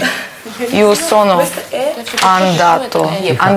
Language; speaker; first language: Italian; non-native, learner; Russian